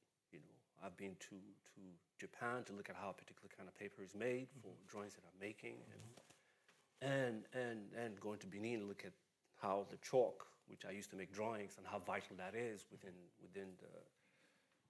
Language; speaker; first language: English; non-native, local second language; Bini